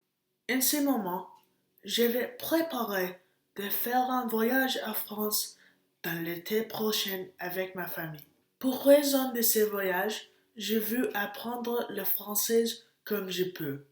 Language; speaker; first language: French; non-native, learner; English